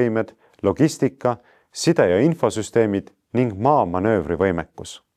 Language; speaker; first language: Estonian; native; Estonian